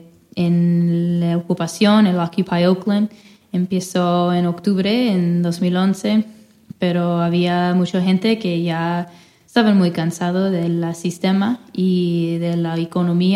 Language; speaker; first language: Spanish; non-native, fluent; English